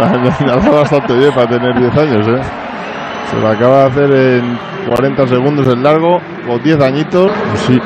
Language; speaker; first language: Spanish; native; Spanish